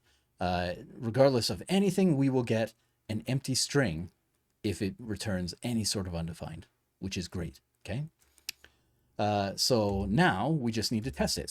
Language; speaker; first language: English; native; English